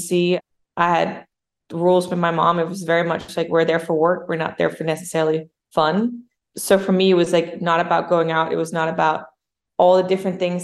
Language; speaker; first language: English; non-native, fluent; Danish